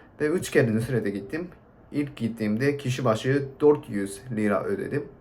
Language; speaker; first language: Turkish; non-native, fluent; Japanese